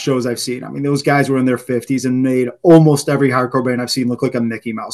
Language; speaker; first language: English; native; English